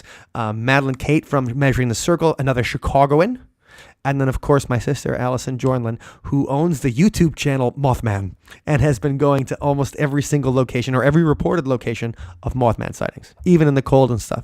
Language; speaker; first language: English; native; English